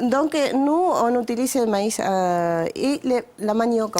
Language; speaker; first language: French; non-native, learner; Spanish